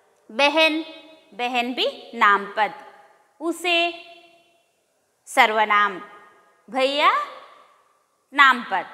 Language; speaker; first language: Hindi; non-native, local second language; Kannada